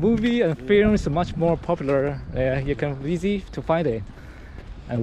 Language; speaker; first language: English; non-native, learner; Chinese